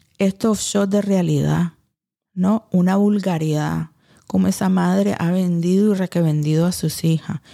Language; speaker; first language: Spanish; early bilingual, heritage; Spanish